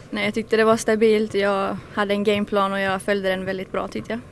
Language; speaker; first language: Swedish; native; Swedish